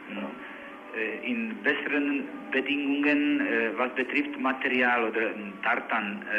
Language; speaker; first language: German; non-native, learner; Czech